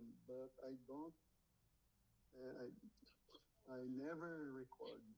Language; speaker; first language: English; non-native, learner; Portuguese